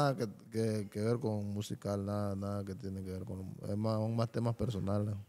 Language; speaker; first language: Spanish; native; Spanish